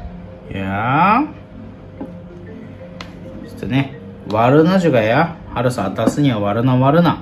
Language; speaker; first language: Indonesian; non-native, learner; Japanese